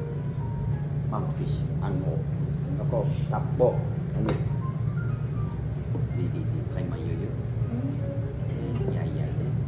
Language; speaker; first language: Thai; non-native, learner; Japanese